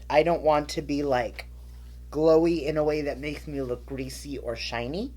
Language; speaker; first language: English; native; English